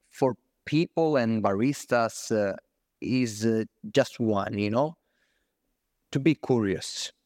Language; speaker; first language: English; non-native, fluent; Italian